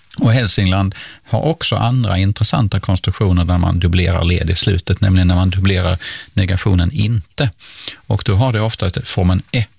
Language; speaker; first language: Swedish; native; Swedish